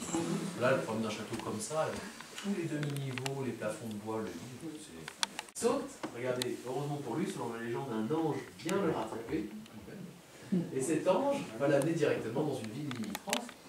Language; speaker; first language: French; native; French